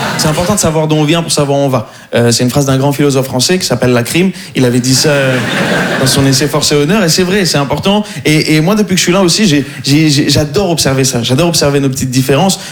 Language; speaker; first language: French; native; French